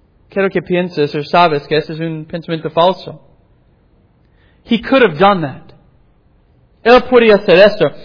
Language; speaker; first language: Spanish; non-native, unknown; English